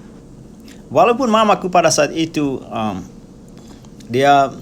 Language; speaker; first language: Indonesian; non-native, local second language; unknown